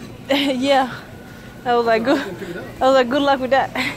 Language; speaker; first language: English; non-native, fluent; Italian